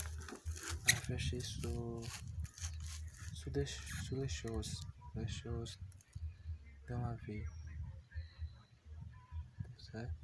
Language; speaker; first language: French; non-native, learner; Portuguese